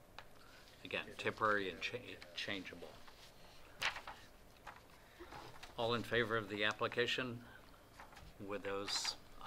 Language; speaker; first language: English; native; English